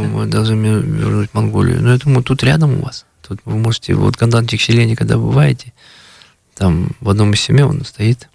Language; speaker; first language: Russian; native; Russian